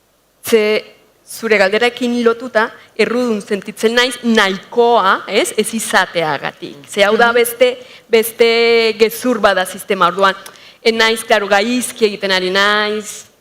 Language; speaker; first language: Basque; non-native, fluent; Spanish